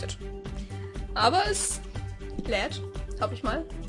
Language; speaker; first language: German; native; German